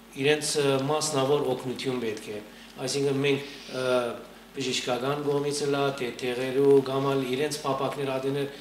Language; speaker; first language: Armenian; native; Armenian